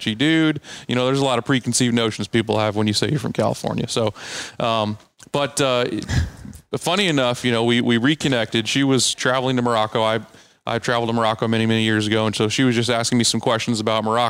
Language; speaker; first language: English; native; English